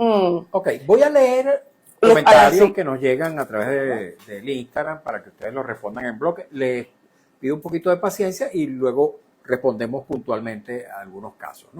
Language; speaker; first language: Spanish; native; Spanish